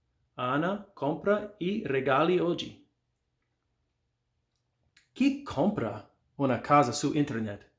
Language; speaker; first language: Italian; non-native, fluent; English